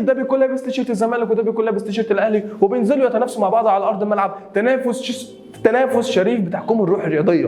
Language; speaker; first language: Arabic; native; Arabic